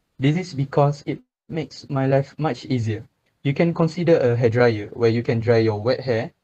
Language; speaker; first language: English; non-native, local second language; Malay